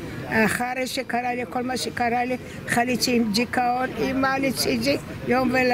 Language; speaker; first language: Hebrew; non-native, fluent; Arabic